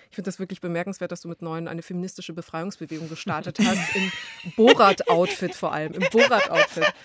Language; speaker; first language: German; native; German